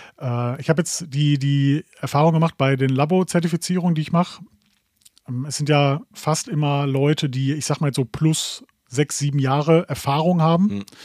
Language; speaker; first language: German; native; German